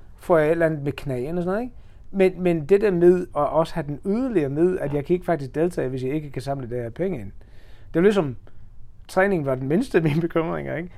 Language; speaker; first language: Danish; non-native, fluent; English